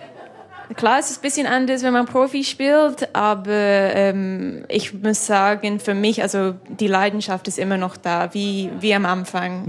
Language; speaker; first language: German; non-native, fluent; English